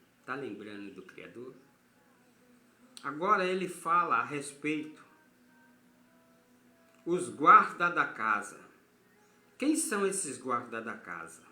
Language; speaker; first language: Portuguese; native; Portuguese